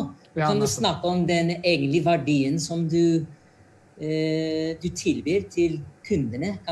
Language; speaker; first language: Norwegian; non-native, fluent; English